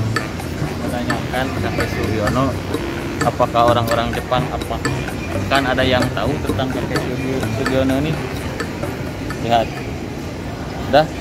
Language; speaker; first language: Indonesian; non-native, local second language; Sundanese